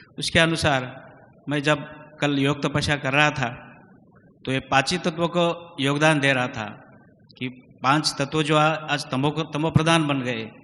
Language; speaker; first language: Hindi; non-native, local second language; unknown